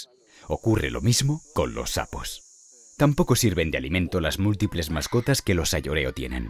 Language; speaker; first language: Spanish; native; Spanish